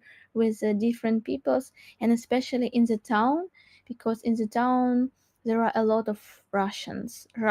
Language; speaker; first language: English; non-native, learner; Crimean Tatar